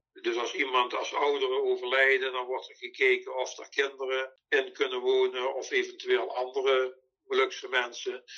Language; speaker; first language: Dutch; native; Dutch